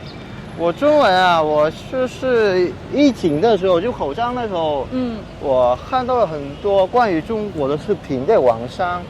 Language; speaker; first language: Chinese; non-native, fluent; Vietnamese